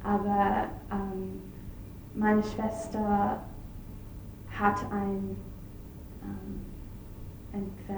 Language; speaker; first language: German; non-native, learner; English